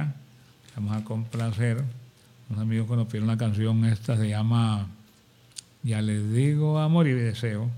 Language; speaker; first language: Spanish; native; Spanish